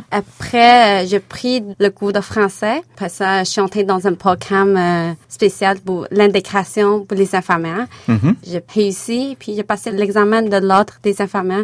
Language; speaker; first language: French; non-native, fluent; Chinese